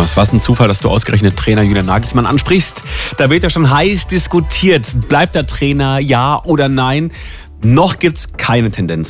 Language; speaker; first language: German; native; German